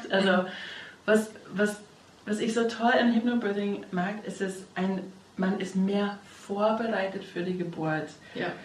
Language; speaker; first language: German; non-native, fluent; English